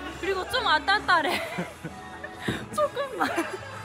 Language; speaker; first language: Korean; non-native, learner; English